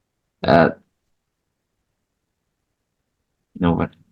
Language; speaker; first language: English; non-native, learner; Vietnamese